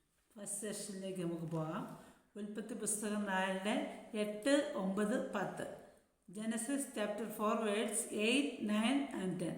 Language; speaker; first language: Malayalam; native; Malayalam